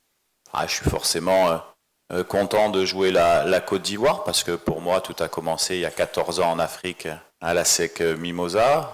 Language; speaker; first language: French; native; French